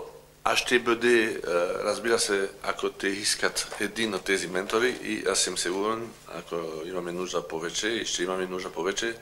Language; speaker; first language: Bulgarian; non-native, learner; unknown